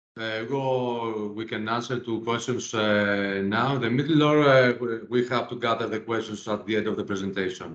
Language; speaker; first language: English; non-native, fluent; Greek